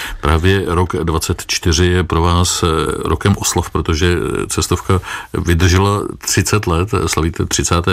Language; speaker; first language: Czech; native; Czech